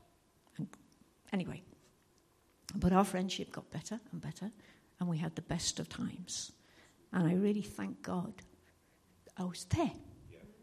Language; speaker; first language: English; native; English